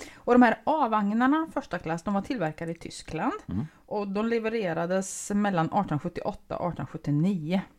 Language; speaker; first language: Swedish; native; Swedish